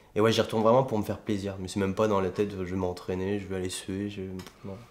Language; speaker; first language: French; native; French